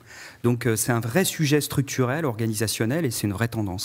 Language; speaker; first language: French; native; French